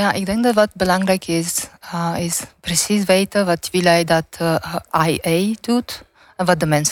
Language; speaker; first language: Dutch; non-native, learner; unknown